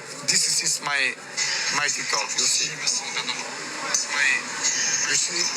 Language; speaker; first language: English; non-native, learner; Albanian